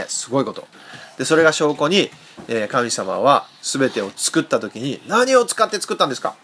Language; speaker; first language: Japanese; native; Japanese